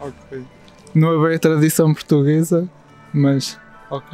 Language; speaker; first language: Portuguese; native; Portuguese